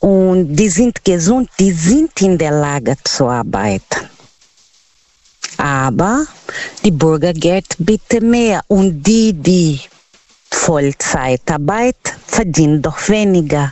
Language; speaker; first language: German; non-native, learner; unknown